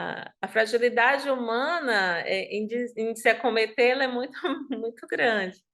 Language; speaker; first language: Portuguese; native; Portuguese